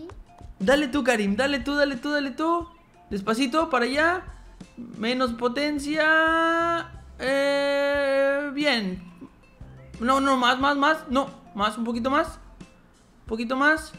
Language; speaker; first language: Spanish; native; Spanish